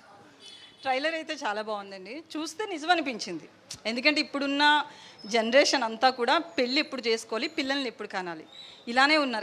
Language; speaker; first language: Telugu; native; Telugu